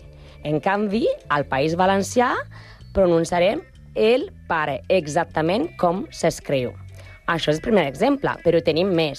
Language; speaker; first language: Catalan; non-native, learner; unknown